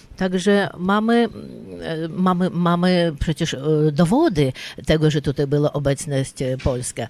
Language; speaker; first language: Polish; early bilingual, heritage; Polish